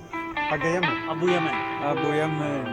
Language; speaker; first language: Arabic; non-native, learner; Malayalam